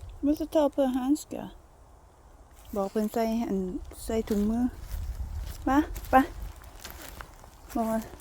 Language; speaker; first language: Swedish; non-native, learner; Thai